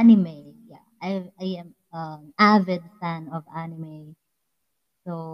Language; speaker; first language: English; non-native, local second language; Waray